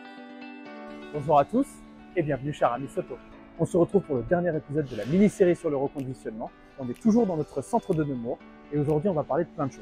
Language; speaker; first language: French; native; French